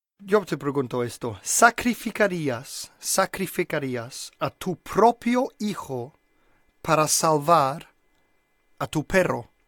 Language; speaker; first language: Spanish; non-native, fluent; English